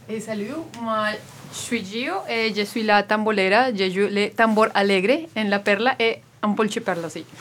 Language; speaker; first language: French; non-native, learner; Spanish